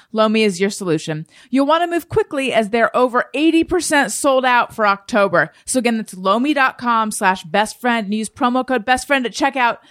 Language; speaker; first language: English; native; English